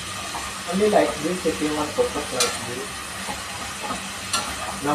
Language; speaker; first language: English; non-native, learner; Filipino